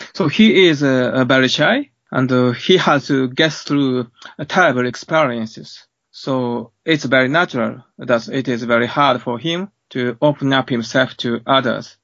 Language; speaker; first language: English; non-native, fluent; Japanese